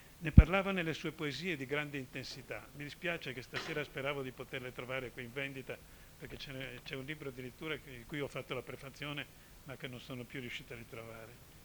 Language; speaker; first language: Italian; native; Italian